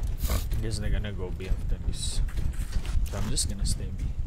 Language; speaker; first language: English; non-native, local second language; Malay